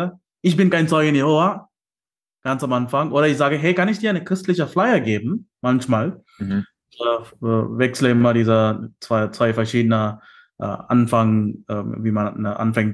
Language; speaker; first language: German; non-native, learner; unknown